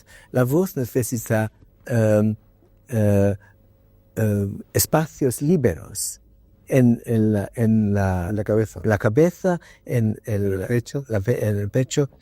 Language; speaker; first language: Spanish; non-native, learner; English